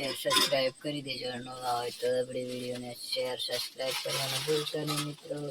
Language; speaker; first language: Gujarati; non-native, local second language; Bhili